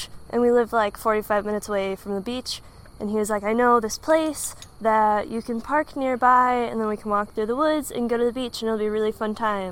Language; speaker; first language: English; native; English